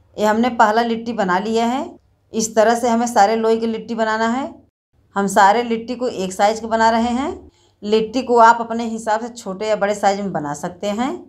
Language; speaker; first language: Hindi; native; Hindi